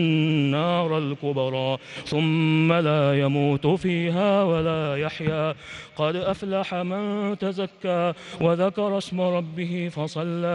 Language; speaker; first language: Arabic; native; Arabic